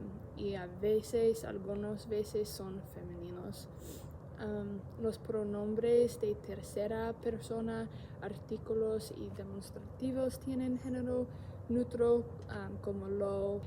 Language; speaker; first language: Spanish; non-native, learner; English